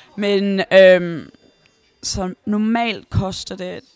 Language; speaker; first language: Danish; early bilingual, heritage; Danish